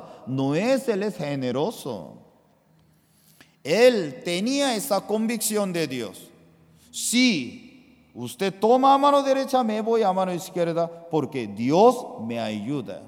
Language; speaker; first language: Spanish; non-native, fluent; Korean